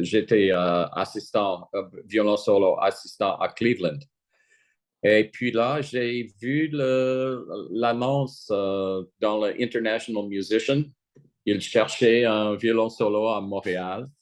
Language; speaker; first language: French; non-native, fluent; English